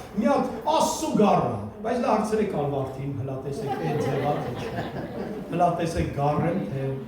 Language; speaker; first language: Armenian; early bilingual, heritage; Armenian